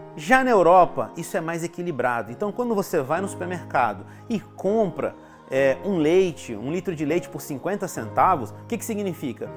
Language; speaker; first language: Portuguese; native; Portuguese